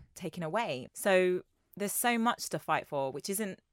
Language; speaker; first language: English; native; English